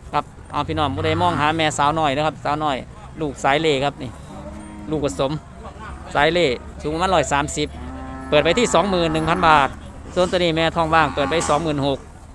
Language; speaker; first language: Thai; non-native, local second language; Northeastern Thai